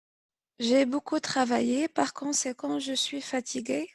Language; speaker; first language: French; non-native, learner; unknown